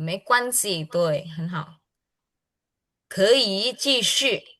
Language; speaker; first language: Chinese; non-native, fluent; Indonesian